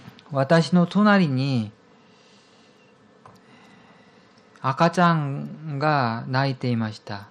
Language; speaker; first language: Japanese; non-native, fluent; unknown